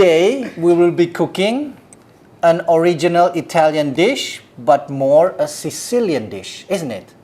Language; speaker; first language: English; non-native, fluent; Indonesian